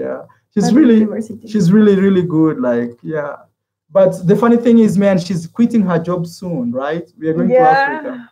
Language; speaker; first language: English; non-native, fluent; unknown